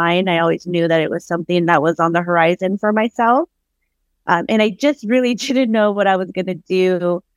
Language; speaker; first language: English; native; English